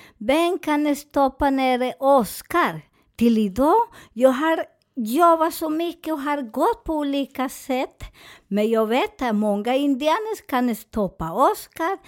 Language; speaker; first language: Swedish; non-native, fluent; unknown